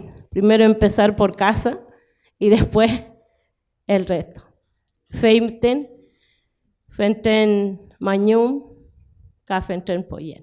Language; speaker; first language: Spanish; non-native, local second language; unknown